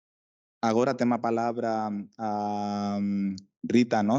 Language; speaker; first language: Portuguese; non-native, fluent; Spanish